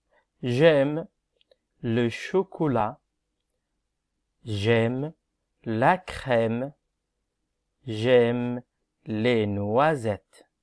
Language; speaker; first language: French; non-native, fluent; Arabic